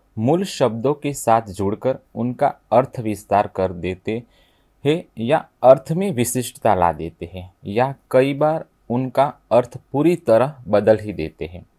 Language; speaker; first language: Hindi; non-native, local second language; Gujarati